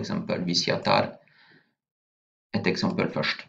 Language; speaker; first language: Norwegian; non-native, fluent; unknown